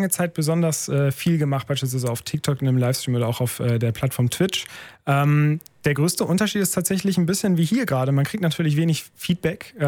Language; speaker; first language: German; native; German